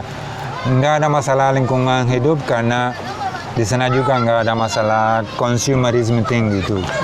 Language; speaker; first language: Indonesian; non-native, fluent; Spanish